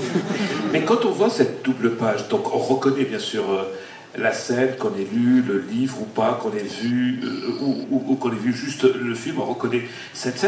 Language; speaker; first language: French; native; French